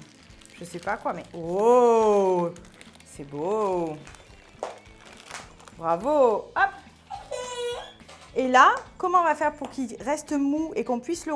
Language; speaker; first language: French; native; French